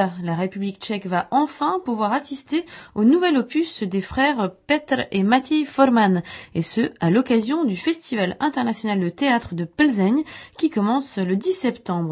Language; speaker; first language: French; native; French